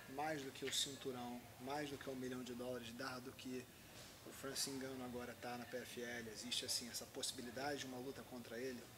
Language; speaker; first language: Portuguese; native; Portuguese